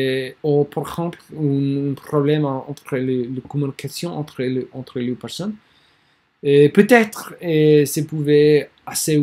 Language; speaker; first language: French; non-native, learner; English